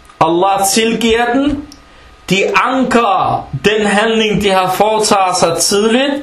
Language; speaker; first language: Danish; non-native, fluent; Arabic